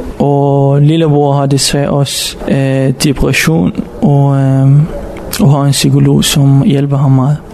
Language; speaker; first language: Danish; non-native, fluent; Arabic